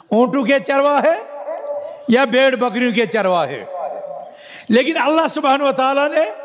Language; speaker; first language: Urdu; non-native, local second language; Kashmiri